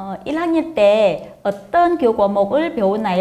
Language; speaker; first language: Korean; non-native, fluent; Vietnamese